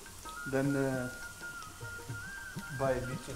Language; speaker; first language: Dutch; non-native, learner; Punjabi